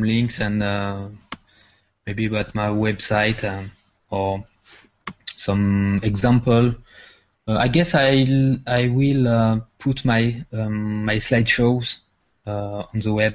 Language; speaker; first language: English; non-native, fluent; French